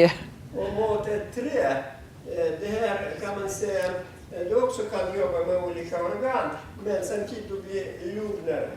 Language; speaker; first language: Swedish; non-native, fluent; Russian